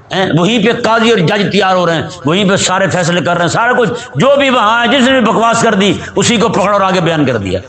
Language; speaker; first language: Urdu; non-native, local second language; Punjabi